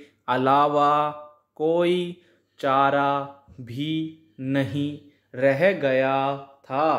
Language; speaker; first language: Hindi; native; Hindi